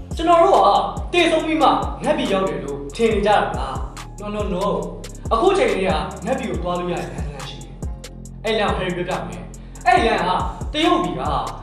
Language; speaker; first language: Burmese; non-native, local second language; Tamil